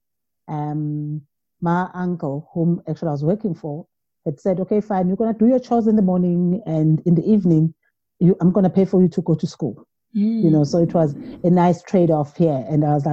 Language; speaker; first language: English; non-native, local second language; Zulu